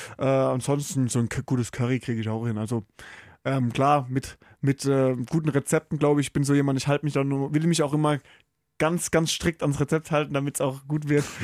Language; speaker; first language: German; native; German